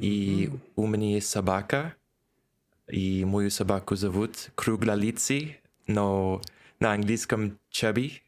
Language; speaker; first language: Russian; non-native, learner; English